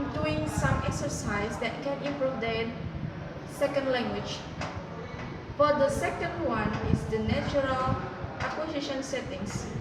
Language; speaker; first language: English; non-native, learner; Indonesian